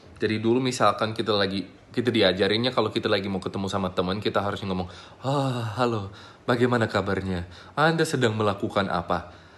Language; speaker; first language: Indonesian; non-native, fluent; English